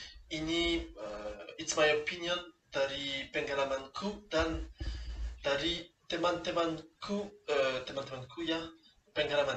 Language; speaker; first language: Indonesian; non-native, learner; French